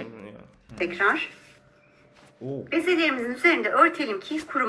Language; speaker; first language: Turkish; native; Turkish